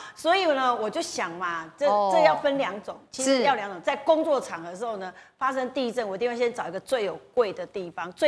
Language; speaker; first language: Chinese; native; Chinese